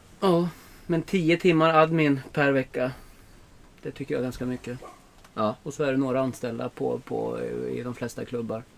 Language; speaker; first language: Swedish; native; Swedish